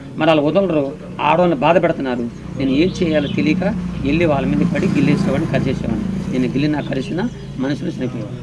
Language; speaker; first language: Telugu; non-native, local second language; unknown